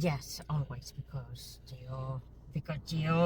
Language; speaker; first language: English; non-native, learner; Spanish